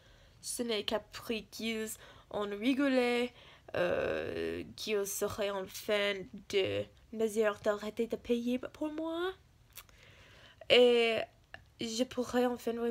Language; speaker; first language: French; non-native, learner; English